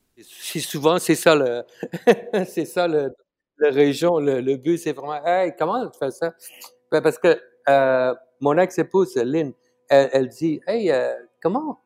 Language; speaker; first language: French; non-native, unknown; Tamil